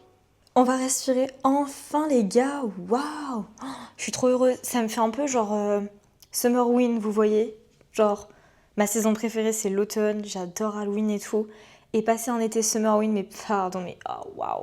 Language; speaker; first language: French; native; French